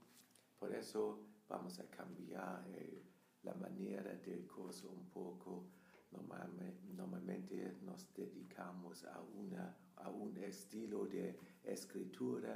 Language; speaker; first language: Spanish; non-native, fluent; German